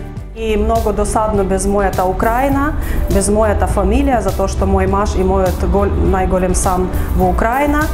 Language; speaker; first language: Macedonian; non-native, learner; Ukrainian